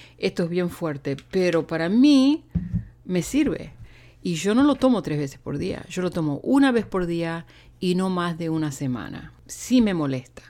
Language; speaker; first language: Spanish; native; Spanish